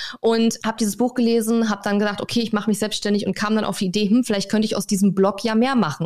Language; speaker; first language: German; native; German